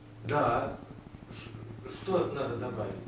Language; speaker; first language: Russian; native; Russian